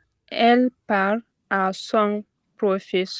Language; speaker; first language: French; non-native, learner; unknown